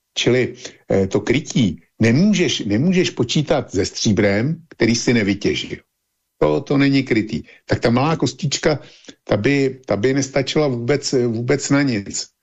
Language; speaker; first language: Czech; native; Czech